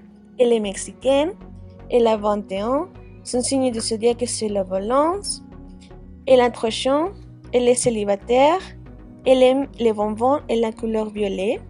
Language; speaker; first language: French; non-native, fluent; Spanish